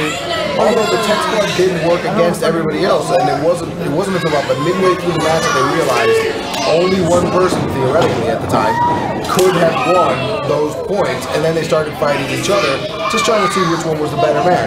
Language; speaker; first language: English; native; English